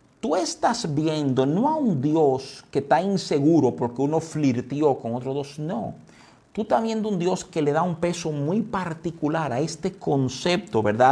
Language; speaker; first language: Spanish; native; Spanish